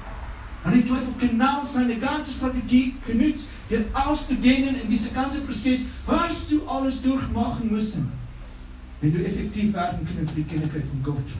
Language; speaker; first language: German; non-native, fluent; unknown